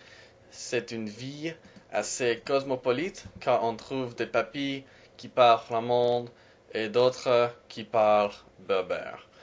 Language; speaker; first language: French; non-native, learner; English